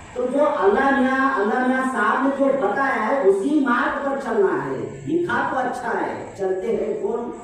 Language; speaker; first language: Hindi; non-native, local second language; Marathi